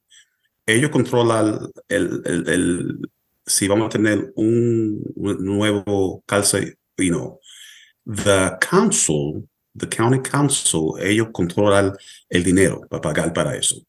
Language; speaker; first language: Spanish; early bilingual, heritage; Spanish